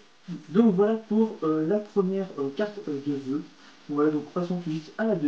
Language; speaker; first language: French; native; French